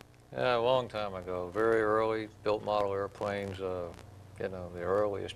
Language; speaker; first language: English; native; English